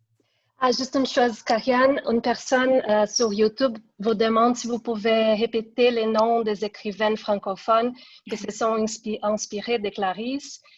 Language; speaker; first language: French; non-native, fluent; Portuguese